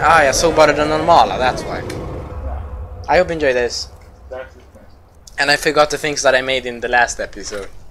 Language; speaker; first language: English; non-native, fluent; Swedish